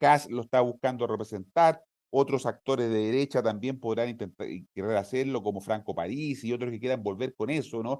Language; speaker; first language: Spanish; native; Spanish